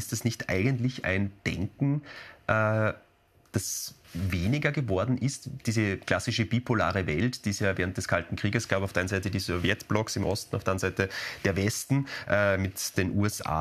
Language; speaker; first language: German; native; German